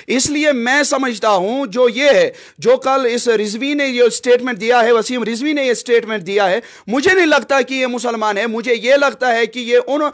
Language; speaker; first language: Hindi; non-native, local second language; Kashmiri